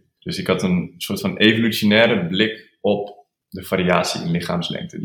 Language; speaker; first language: Dutch; native; Dutch